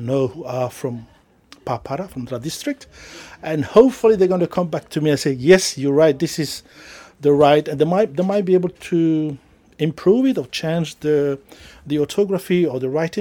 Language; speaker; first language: English; non-native, fluent; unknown